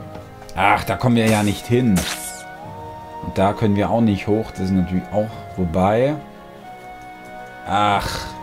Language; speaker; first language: German; native; German